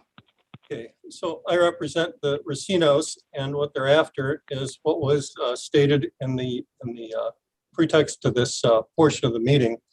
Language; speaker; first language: English; native; English